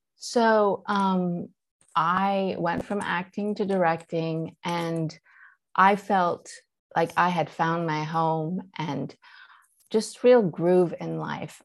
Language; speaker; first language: English; early bilingual, other home language; Persian